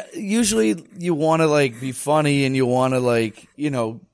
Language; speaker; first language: English; native; English